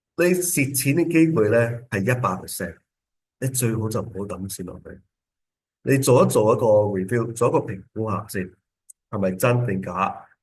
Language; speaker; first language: Cantonese; early bilingual, heritage; Cantonese